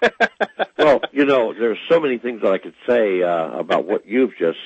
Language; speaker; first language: English; native; English